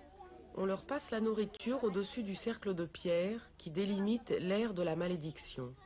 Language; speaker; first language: French; native; French